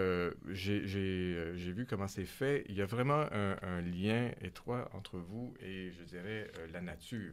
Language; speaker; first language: French; native; French